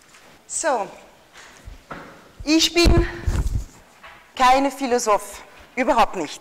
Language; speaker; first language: German; non-native, fluent; French